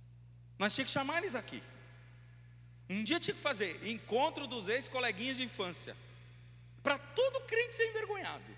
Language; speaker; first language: Portuguese; native; Portuguese